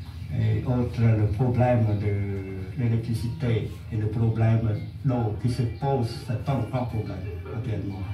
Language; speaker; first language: French; non-native, learner; Khmer